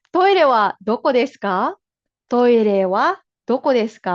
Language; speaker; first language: Japanese; non-native, fluent; Filipino